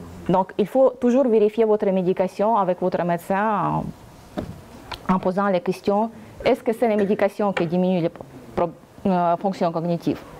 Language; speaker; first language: French; non-native, fluent; Russian